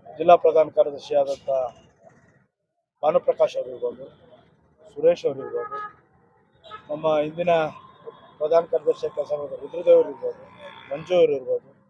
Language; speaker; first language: Kannada; native; Kannada